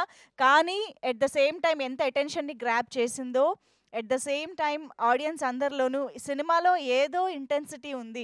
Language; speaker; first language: Telugu; native; Telugu